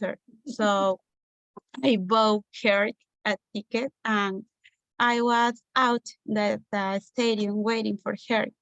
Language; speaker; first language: English; non-native, learner; Spanish